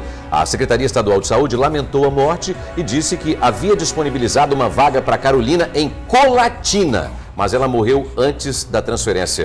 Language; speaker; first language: Portuguese; native; Portuguese